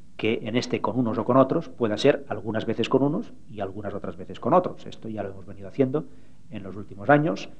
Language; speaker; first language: Spanish; non-native, local second language; Catalan